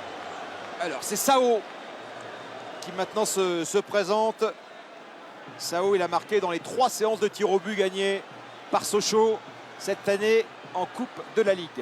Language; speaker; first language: French; native; French